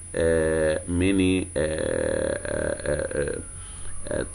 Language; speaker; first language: English; non-native, fluent; Arabic